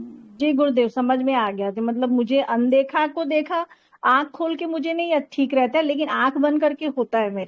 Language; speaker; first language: Hindi; native; Hindi